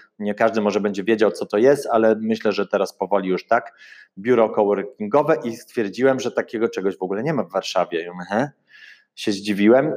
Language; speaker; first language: Polish; early bilingual, heritage; Polish